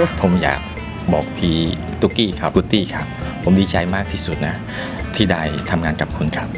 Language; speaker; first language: Thai; non-native, learner; Khmer